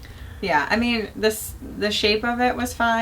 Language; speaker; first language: English; native; English